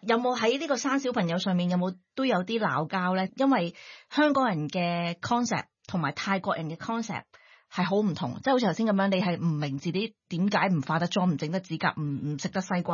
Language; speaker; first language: Cantonese; native; Cantonese